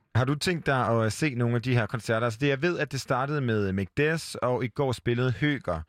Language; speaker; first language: Danish; native; Danish